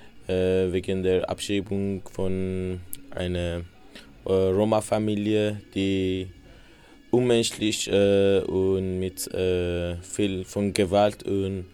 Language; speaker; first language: German; non-native, learner; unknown